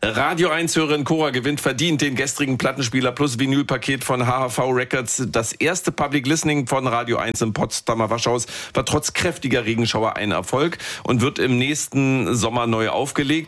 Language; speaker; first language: German; native; German